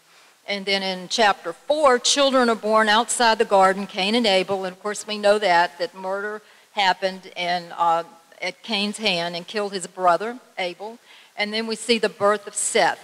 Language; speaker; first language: English; native; English